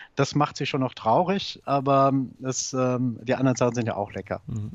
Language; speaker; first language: German; native; German